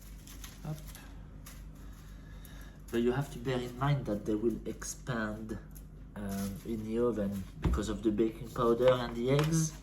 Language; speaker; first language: English; non-native, fluent; French